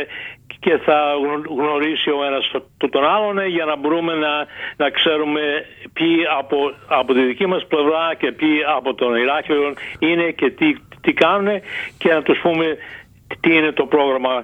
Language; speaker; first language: Greek; early bilingual, heritage; Greek